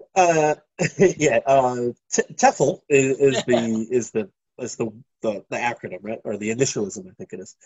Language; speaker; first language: English; native; English